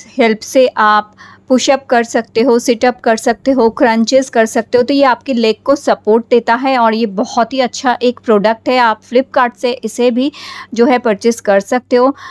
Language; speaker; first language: Hindi; native; Hindi